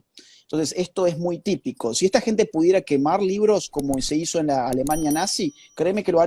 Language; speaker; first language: Spanish; native; Spanish